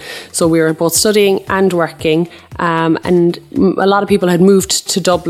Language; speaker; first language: English; native; English